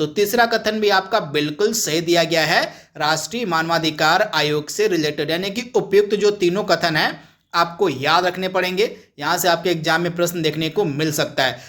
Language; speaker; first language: Hindi; native; Hindi